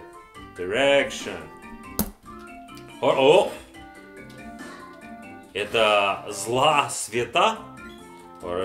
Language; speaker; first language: Russian; non-native, learner; English